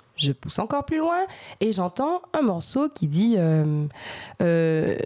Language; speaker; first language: French; native; French